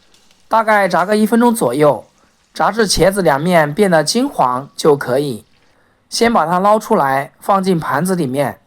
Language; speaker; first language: Chinese; native; Chinese